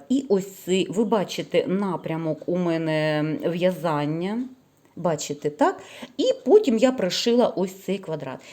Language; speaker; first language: Ukrainian; non-native, local second language; Russian